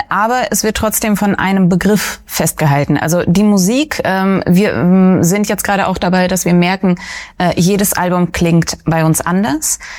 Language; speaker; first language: German; early bilingual, other home language; Russian